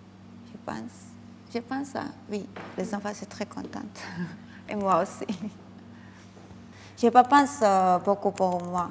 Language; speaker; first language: French; non-native, learner; Georgian